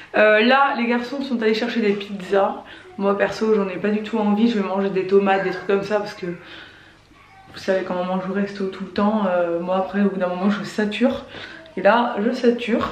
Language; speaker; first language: French; native; French